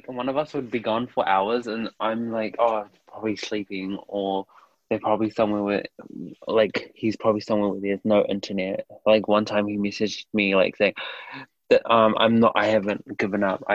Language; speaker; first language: English; native; English